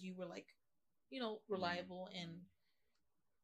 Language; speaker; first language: English; non-native, local second language; Yoruba